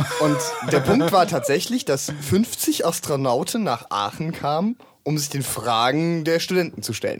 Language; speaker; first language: German; native; German